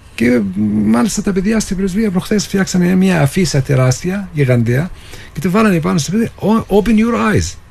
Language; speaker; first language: Greek; non-native, fluent; Arabic